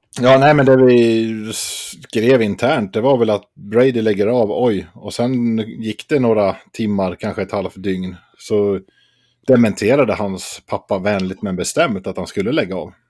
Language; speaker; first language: Swedish; native; Swedish